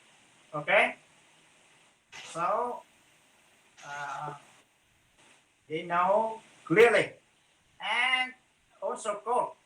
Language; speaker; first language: English; non-native, fluent; Vietnamese